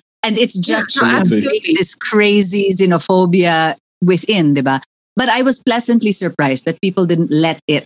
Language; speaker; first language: English; native; English